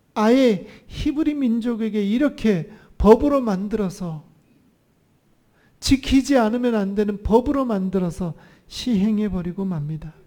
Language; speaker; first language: Korean; native; Korean